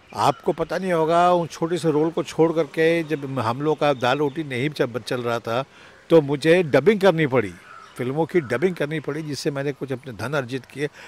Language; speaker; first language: Hindi; native; Hindi